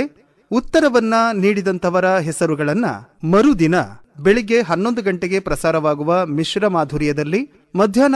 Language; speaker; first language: Kannada; native; Kannada